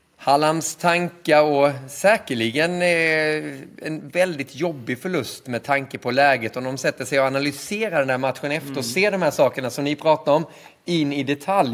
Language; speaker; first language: Swedish; native; Swedish